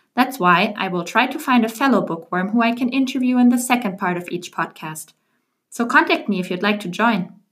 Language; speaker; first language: English; non-native, fluent; German